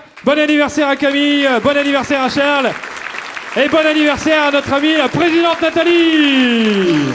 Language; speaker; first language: French; native; French